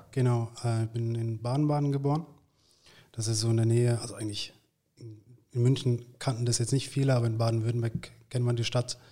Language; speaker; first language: German; early bilingual, other home language; Turkish